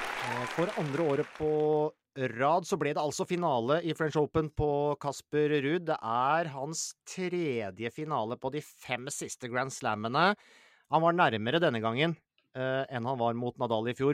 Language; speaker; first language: Norwegian; native; Norwegian